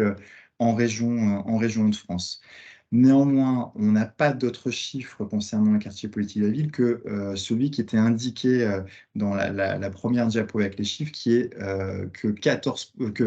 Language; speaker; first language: French; native; French